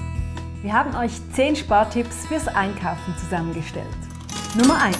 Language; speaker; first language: German; native; German